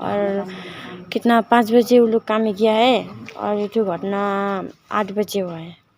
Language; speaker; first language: Hindi; non-native, local second language; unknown